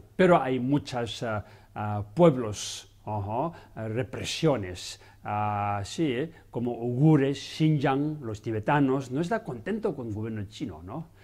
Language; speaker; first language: Spanish; non-native, learner; Chinese